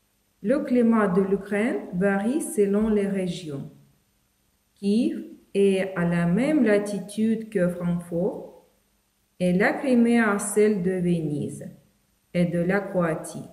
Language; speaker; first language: French; non-native, fluent; Ukrainian